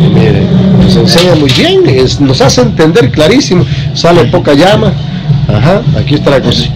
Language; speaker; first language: Spanish; native; Spanish